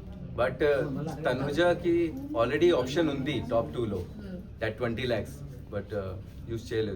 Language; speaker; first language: Telugu; non-native, learner; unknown